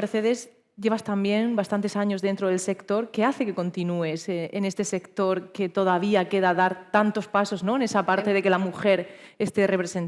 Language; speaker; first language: Spanish; native; Spanish